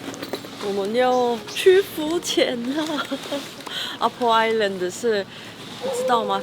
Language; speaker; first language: Chinese; non-native, fluent; Korean